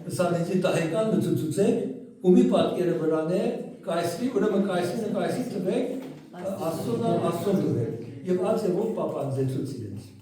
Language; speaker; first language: Armenian; early bilingual, heritage; Armenian